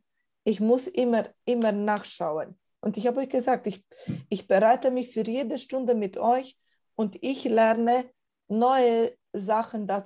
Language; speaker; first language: German; non-native, fluent; Romanian